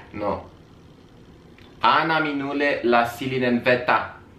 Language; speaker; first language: Romanian; native; Romanian